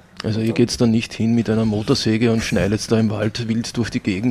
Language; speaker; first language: German; native; German